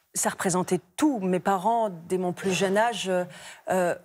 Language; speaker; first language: French; native; French